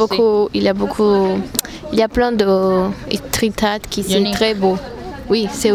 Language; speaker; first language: French; non-native, learner; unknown